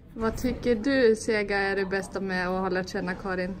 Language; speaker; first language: Swedish; native; Swedish